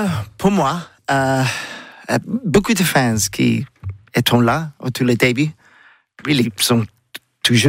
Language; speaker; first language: French; non-native, learner; English